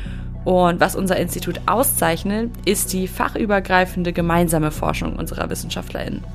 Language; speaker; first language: German; native; German